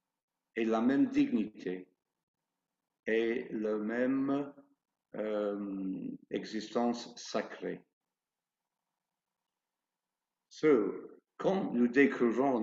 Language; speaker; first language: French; non-native, fluent; English